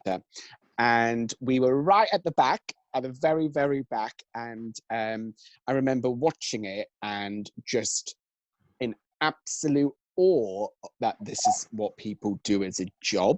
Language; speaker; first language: English; native; English